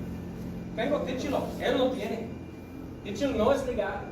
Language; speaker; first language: Spanish; non-native, learner; English